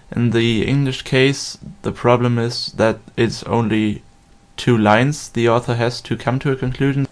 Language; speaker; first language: English; non-native, fluent; German